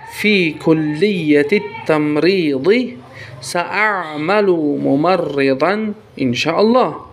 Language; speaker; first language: Arabic; non-native, fluent; Tajik